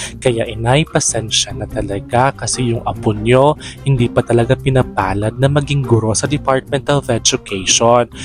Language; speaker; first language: Filipino; native; Filipino